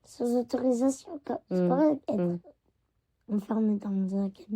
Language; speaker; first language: French; early bilingual, other home language; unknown